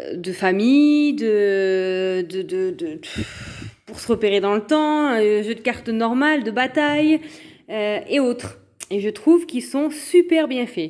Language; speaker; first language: French; native; French